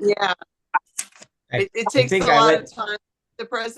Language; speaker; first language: English; native; English